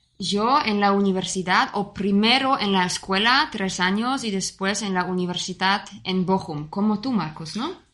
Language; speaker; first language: Spanish; non-native, fluent; German